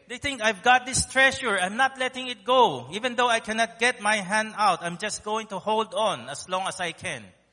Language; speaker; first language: English; non-native, local second language; Min Nan Chinese